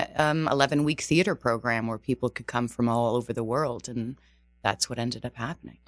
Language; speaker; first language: English; non-native, fluent; Portuguese